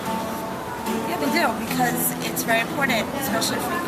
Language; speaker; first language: English; non-native, fluent; Hebrew